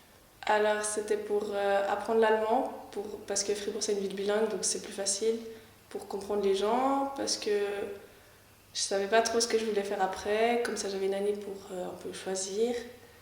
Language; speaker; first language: French; native; French